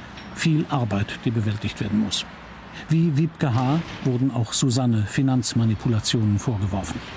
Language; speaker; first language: German; native; German